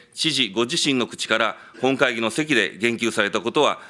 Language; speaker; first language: Japanese; native; Japanese